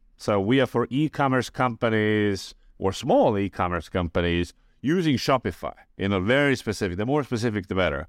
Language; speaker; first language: English; non-native, fluent; Estonian